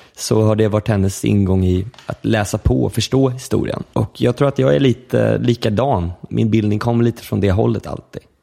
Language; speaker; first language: Swedish; early bilingual, other home language; Finnish